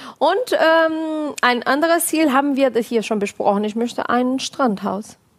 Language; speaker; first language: German; non-native, fluent; Portuguese